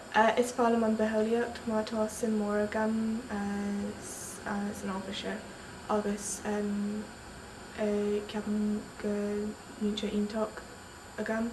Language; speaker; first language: Irish; non-native, local second language; English